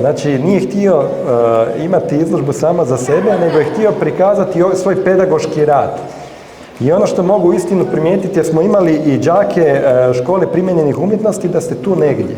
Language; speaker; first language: Croatian; native; Croatian